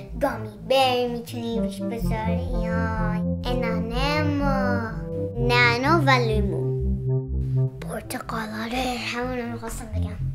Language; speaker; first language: Persian; early bilingual, heritage; Persian